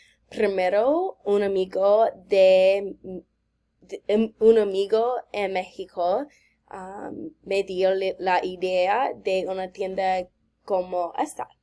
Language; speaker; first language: Spanish; non-native, learner; English